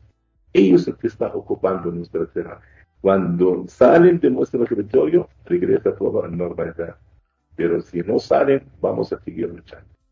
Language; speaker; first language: Spanish; non-native, fluent; Arabic